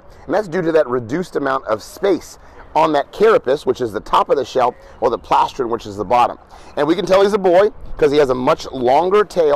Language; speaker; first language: English; native; English